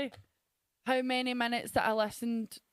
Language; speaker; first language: English; native; English